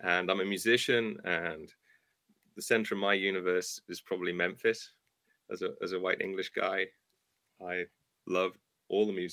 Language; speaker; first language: English; native; English